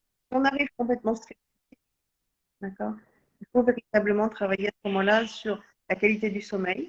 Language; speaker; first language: French; native; French